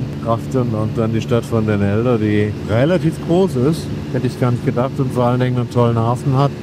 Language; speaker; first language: German; native; German